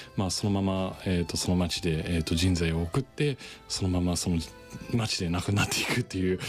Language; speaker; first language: Japanese; non-native, fluent; English